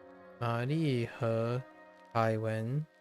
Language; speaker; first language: Chinese; non-native, learner; English